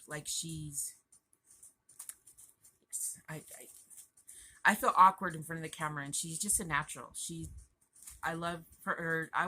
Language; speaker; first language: English; native; English